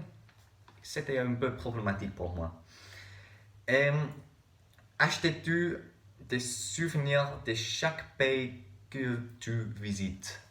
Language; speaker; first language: French; non-native, learner; English